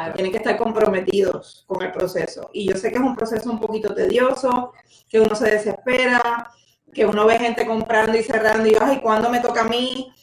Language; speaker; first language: Spanish; native; Spanish